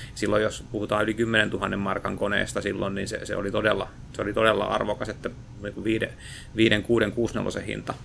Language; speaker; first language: Finnish; native; Finnish